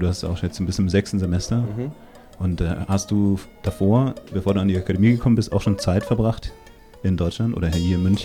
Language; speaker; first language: German; native; German